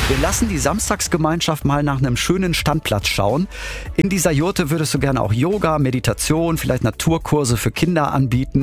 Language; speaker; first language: German; native; German